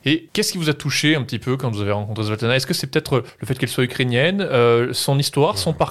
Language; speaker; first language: French; native; French